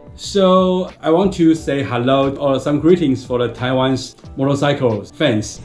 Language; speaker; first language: English; non-native, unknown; Chinese